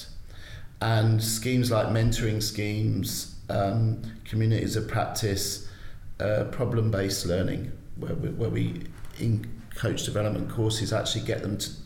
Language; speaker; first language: English; native; English